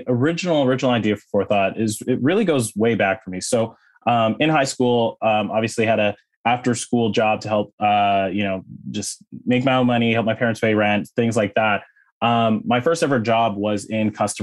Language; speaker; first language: English; native; English